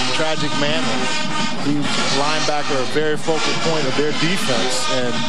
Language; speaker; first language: English; native; English